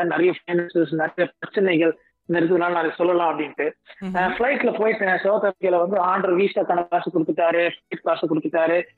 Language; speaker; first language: Tamil; native; Tamil